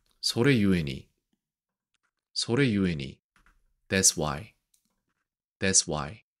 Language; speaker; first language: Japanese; non-native, learner; Korean